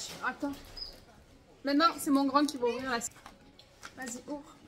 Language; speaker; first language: French; native; French